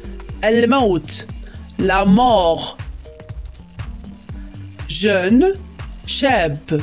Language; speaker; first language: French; non-native, local second language; Arabic